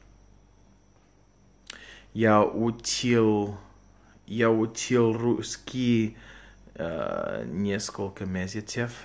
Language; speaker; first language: Russian; non-native, learner; Spanish